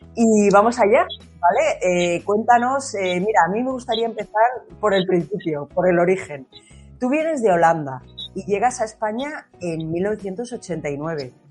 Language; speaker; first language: Spanish; native; Spanish